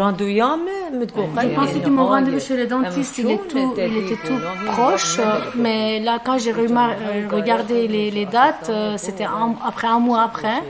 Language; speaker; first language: French; non-native, fluent; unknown